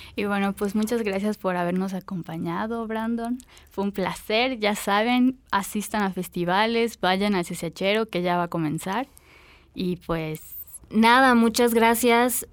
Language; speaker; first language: Spanish; native; Spanish